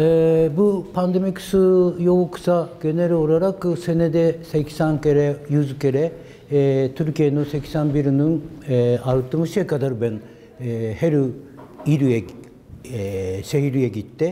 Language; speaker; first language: Turkish; non-native, learner; Japanese